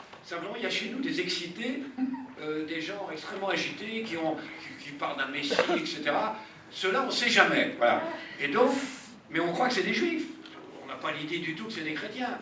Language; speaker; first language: French; native; French